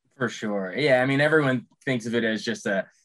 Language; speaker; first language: English; native; English